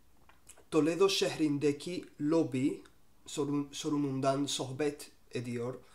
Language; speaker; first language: Turkish; non-native, learner; Spanish